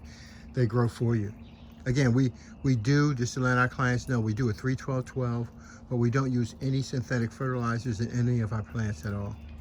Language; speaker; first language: English; native; English